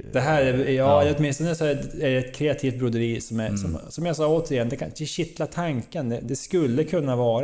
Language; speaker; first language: Swedish; native; Swedish